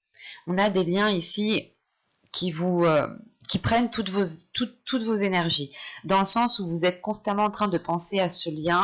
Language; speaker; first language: French; native; French